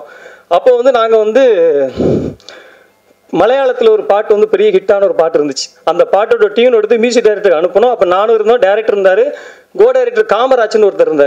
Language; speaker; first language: Tamil; native; Tamil